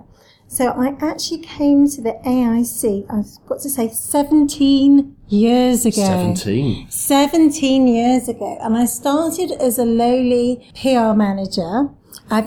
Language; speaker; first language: English; native; English